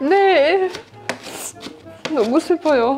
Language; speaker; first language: Korean; non-native, learner; German